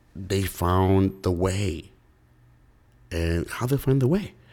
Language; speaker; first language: English; early bilingual, other home language; Spanish